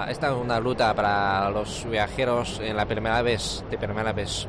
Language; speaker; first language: Spanish; non-native, fluent; Chinese